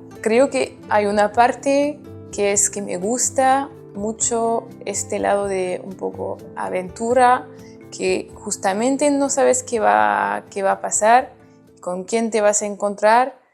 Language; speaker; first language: Spanish; non-native, fluent; French